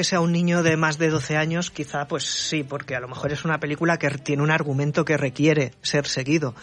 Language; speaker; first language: Spanish; native; Spanish